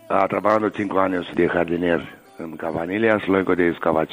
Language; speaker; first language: Spanish; non-native, learner; Romanian